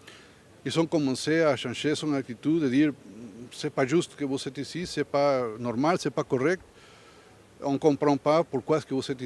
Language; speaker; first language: French; non-native, learner; Spanish